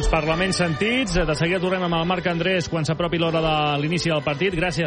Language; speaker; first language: Catalan; native; Catalan